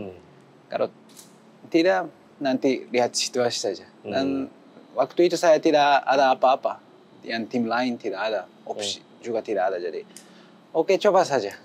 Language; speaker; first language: Indonesian; non-native, learner; Japanese